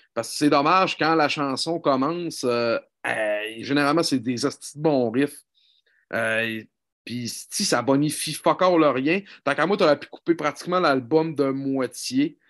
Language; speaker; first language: French; native; French